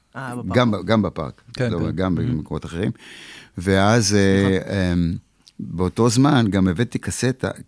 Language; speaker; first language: Hebrew; early bilingual, other home language; Polish